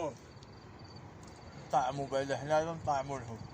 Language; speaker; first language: Arabic; native; Arabic